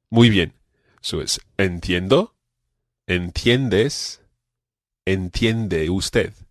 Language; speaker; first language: Spanish; non-native, fluent; English